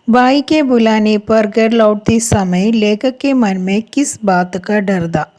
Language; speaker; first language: Hindi; non-native, local second language; Malayalam